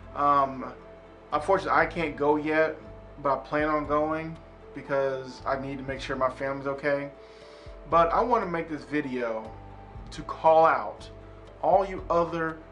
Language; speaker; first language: English; native; English